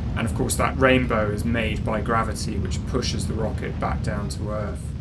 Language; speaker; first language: English; native; English